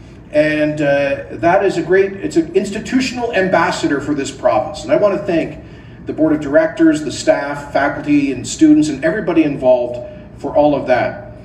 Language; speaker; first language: English; native; English